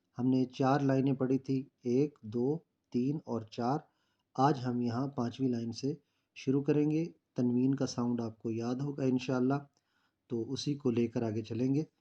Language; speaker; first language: Urdu; native; Urdu